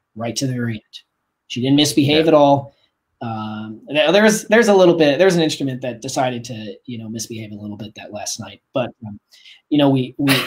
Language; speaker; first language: English; native; English